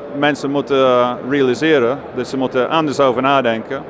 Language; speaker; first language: Dutch; non-native, fluent; English